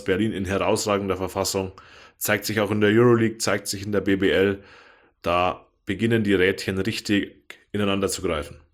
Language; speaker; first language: German; native; German